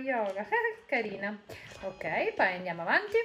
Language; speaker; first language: Italian; native; Italian